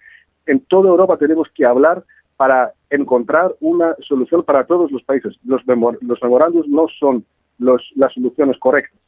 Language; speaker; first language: Spanish; non-native, fluent; Greek